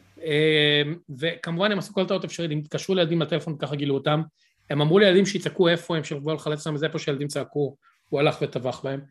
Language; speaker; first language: Hebrew; native; Hebrew